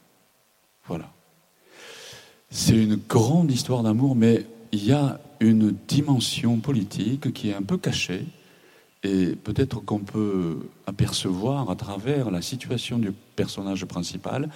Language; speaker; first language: French; non-native, fluent; Japanese